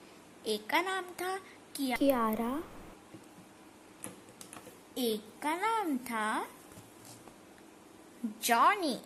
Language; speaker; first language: Hindi; native; Hindi